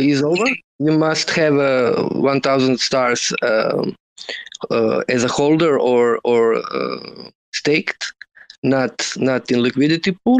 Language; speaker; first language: English; non-native, learner; Croatian